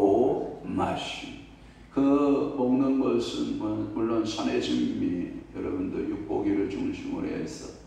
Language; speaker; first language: Korean; native; Korean